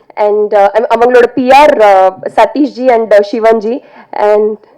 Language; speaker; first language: Tamil; non-native, learner; Telugu